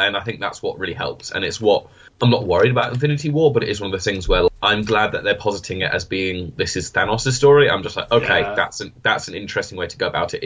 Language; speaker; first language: English; native; English